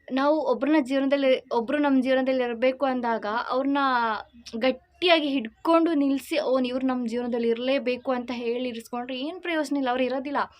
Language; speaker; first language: Kannada; non-native, local second language; Malayalam